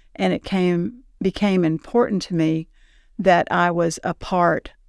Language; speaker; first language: English; native; English